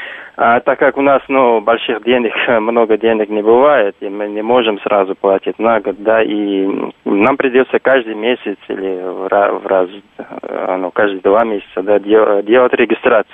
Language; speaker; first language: Russian; non-native, fluent; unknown